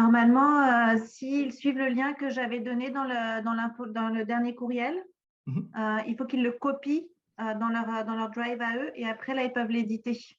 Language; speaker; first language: French; native; French